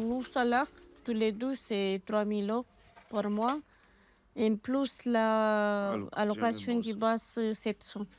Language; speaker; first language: French; non-native, learner; Romanian